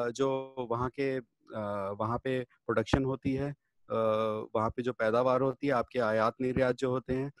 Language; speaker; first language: Hindi; native; Hindi